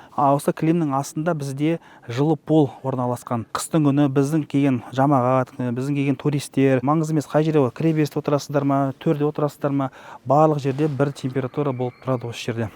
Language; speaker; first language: Kazakh; native; Kazakh